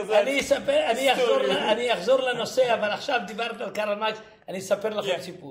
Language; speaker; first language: Hebrew; early bilingual, other home language; Ladino